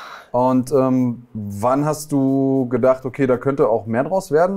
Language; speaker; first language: German; native; German